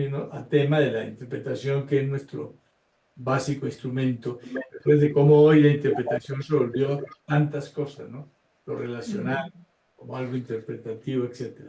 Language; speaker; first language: Spanish; native; Spanish